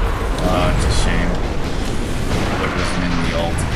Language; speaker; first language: English; native; English